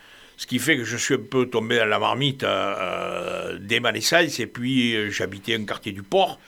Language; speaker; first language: French; native; French